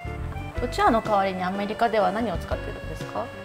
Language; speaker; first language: Japanese; native; Japanese